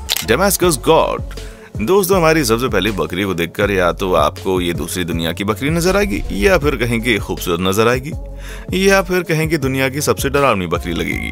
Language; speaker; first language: Hindi; native; Hindi